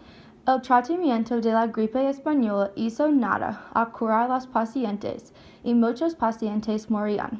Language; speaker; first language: Spanish; non-native, learner; English